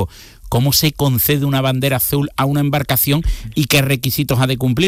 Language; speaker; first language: Spanish; native; Spanish